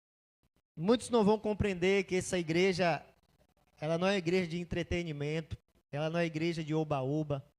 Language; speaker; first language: Portuguese; native; Portuguese